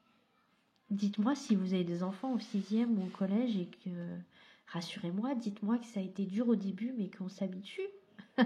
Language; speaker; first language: French; native; French